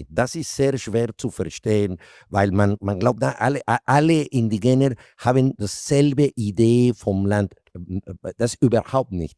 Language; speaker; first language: German; non-native, fluent; Spanish